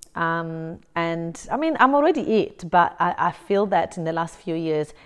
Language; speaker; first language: English; non-native, fluent; Italian